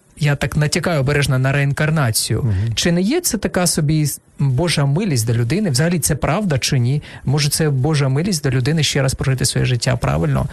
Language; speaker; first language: Ukrainian; non-native, local second language; Russian